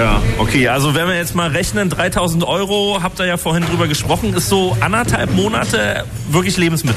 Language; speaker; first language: German; native; German